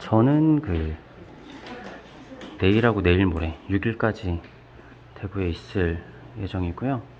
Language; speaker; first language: Korean; native; Korean